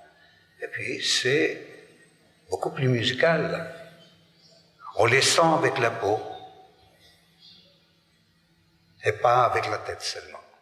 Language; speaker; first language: French; non-native, fluent; Greek